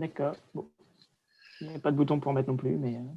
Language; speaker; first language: French; native; French